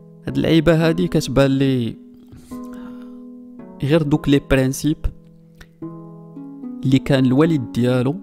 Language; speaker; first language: Arabic; native; Arabic